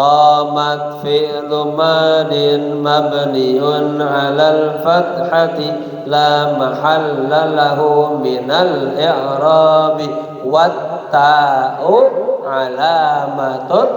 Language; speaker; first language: Arabic; non-native, fluent; Indonesian